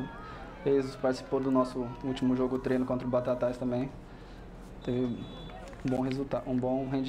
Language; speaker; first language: Portuguese; native; Portuguese